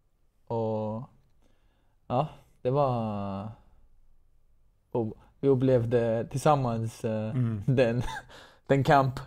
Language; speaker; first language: Swedish; non-native, fluent; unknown